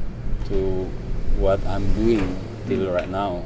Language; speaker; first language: English; non-native, learner; Indonesian